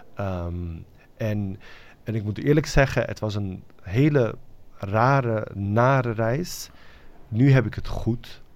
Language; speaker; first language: Dutch; non-native, fluent; Bosnian